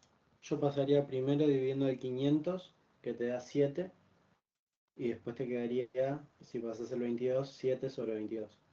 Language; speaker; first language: Spanish; native; Spanish